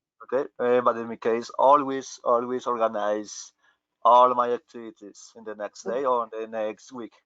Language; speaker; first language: English; non-native, local second language; Spanish